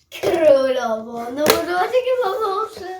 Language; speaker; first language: Polish; early bilingual, heritage; Samoan